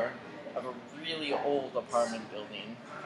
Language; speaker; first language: English; native; English